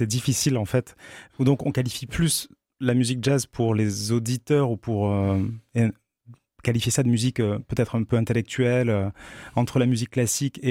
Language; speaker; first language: French; native; French